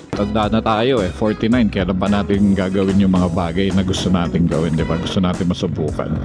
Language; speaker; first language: Filipino; native; Filipino